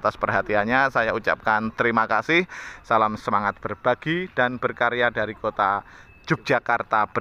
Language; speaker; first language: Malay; non-native, local second language; Javanese